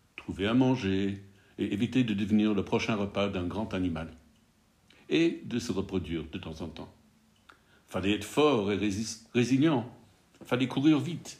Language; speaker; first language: French; non-native, fluent; English